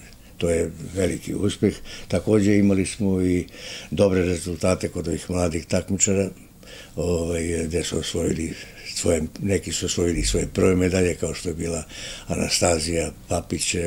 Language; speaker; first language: Serbian; native; Serbian